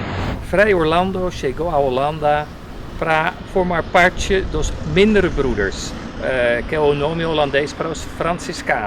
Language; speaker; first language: Portuguese; non-native, fluent; Dutch